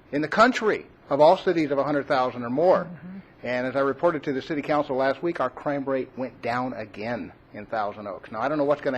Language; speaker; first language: English; native; English